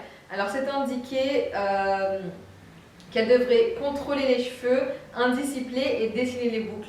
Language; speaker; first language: French; native; French